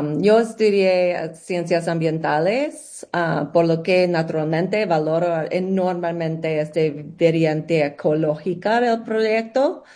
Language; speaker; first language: Spanish; non-native, learner; English